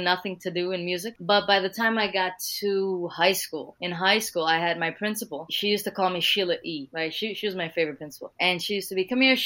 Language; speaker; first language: English; early bilingual, other home language; Portuguese